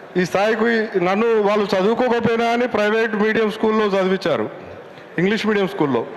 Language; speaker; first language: Telugu; native; Telugu